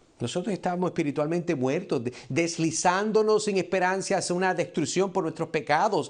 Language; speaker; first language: Spanish; early bilingual, heritage; Spanish